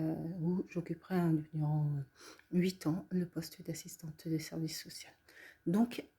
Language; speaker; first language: French; native; French